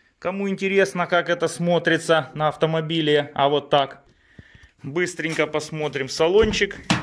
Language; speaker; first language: Russian; native; Russian